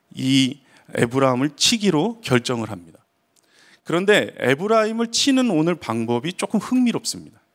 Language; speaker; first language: Korean; native; Korean